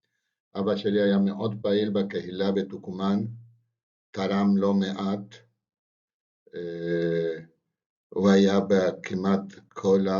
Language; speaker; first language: Hebrew; non-native, fluent; Spanish